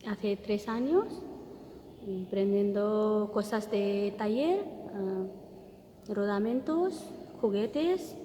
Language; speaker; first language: Spanish; non-native, learner; Nepali